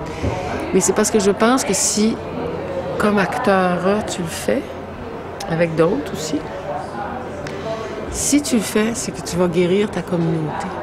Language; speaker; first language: French; native; French